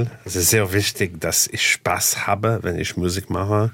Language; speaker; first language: German; non-native, fluent; English